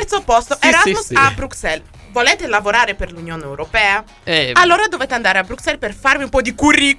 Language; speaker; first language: Italian; native; Italian